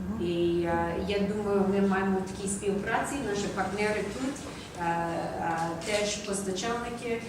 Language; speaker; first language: Ukrainian; non-native, learner; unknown